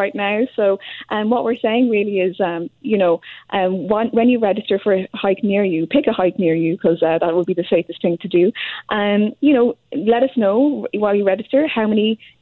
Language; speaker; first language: English; native; English